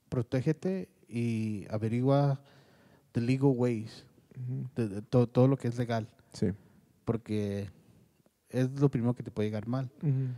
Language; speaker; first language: Spanish; early bilingual, heritage; Spanish